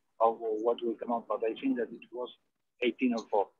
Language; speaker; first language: English; non-native, learner; Spanish